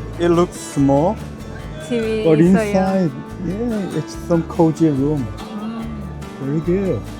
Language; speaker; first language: English; non-native, learner; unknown